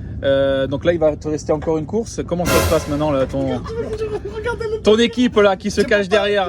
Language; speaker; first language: French; native; French